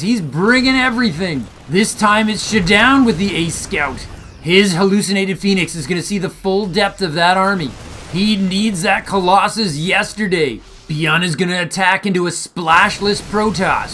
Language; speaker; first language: English; native; English